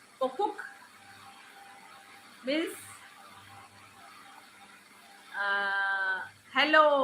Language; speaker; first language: English; non-native, learner; Marathi